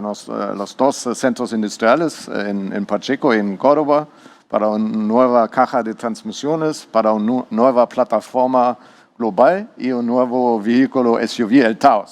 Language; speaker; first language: Spanish; non-native, learner; German